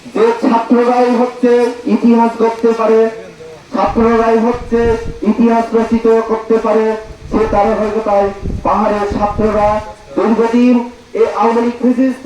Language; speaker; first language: Bangla; non-native, local second language; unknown